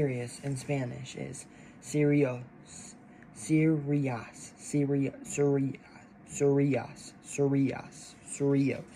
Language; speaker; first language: Spanish; non-native, learner; English